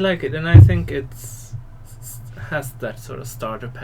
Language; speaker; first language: English; non-native, fluent; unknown